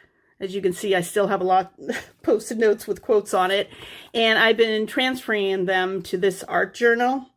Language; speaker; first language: English; native; English